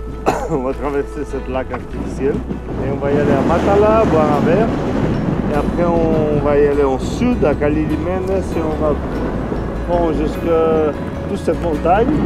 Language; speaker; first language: French; non-native, fluent; Greek